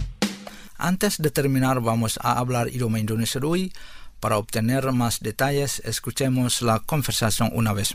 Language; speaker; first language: Spanish; non-native, fluent; Indonesian